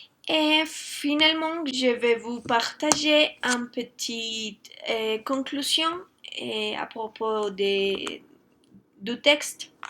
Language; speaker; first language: French; non-native, learner; Spanish